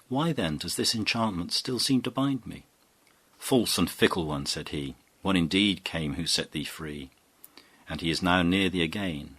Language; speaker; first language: English; native; English